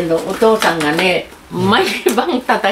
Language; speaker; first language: Japanese; native; Japanese